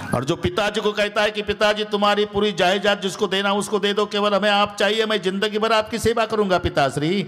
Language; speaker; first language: Hindi; non-native, local second language; Marathi